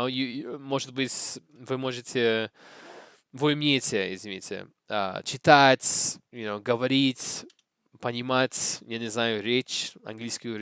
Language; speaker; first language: Russian; non-native, learner; English